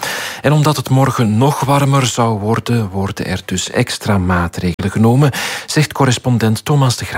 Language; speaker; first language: Dutch; native; Dutch